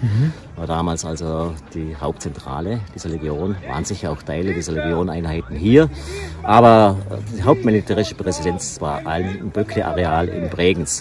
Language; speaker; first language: German; native; German